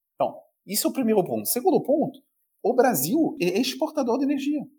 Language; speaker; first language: Portuguese; non-native, fluent; French